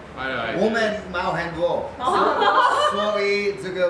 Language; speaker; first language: Chinese; non-native, learner; English